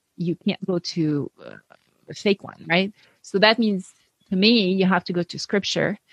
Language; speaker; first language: English; non-native, fluent; French